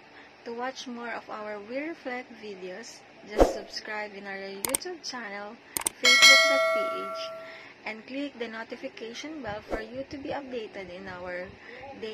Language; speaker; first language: English; non-native, local second language; Filipino